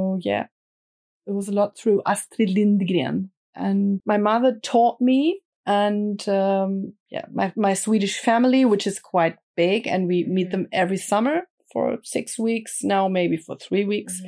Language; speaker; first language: English; non-native, fluent; German